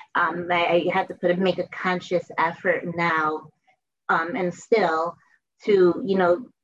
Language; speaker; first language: English; native; English